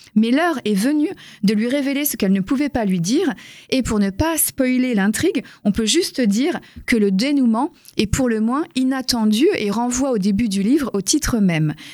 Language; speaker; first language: French; native; French